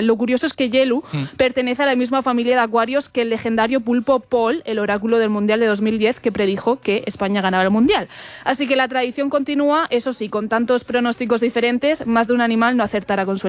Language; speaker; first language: Spanish; native; Spanish